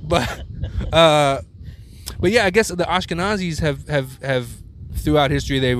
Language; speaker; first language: English; native; English